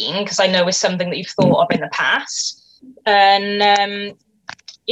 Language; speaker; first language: English; native; English